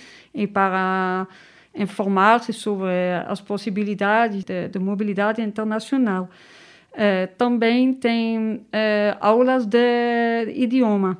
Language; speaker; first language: Portuguese; non-native, learner; Dutch